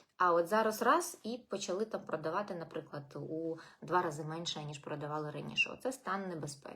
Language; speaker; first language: Ukrainian; non-native, local second language; Russian